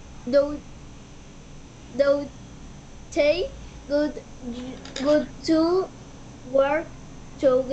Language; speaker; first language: English; non-native, learner; Spanish